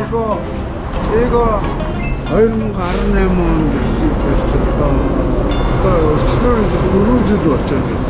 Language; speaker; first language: Korean; non-native, learner; Mongolian